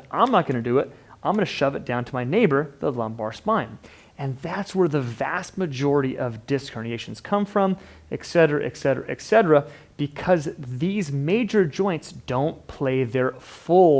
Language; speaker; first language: English; native; English